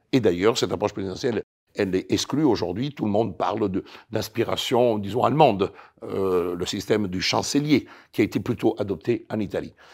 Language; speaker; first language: French; non-native, fluent; Italian